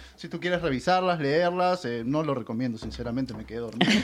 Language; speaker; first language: Spanish; native; Spanish